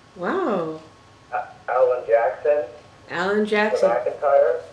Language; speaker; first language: English; native; English